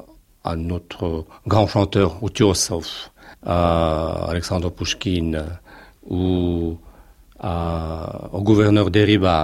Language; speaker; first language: French; non-native, fluent; Russian